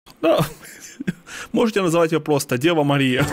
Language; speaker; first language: Russian; native; Russian